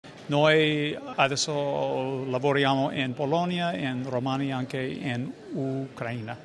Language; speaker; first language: Italian; non-native, fluent; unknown